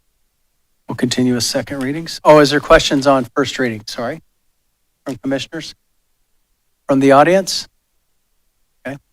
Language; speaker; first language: English; native; English